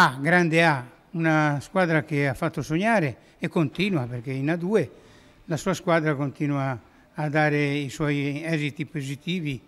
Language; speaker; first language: Italian; native; Italian